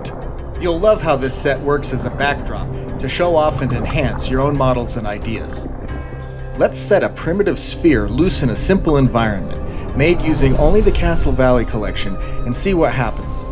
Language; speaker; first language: English; native; English